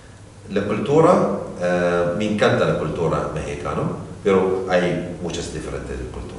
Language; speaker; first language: Spanish; non-native, learner; Arabic